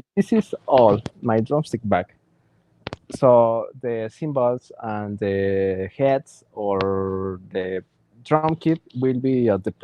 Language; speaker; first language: English; non-native, learner; Spanish